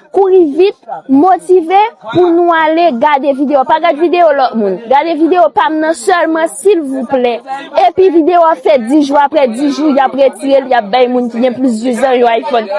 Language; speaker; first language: Haitian Creole; native; Haitian Creole